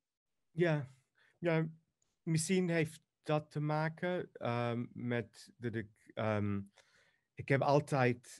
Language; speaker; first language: Dutch; non-native, fluent; Greek